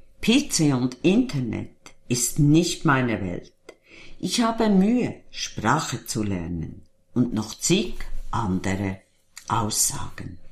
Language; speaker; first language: German; native; German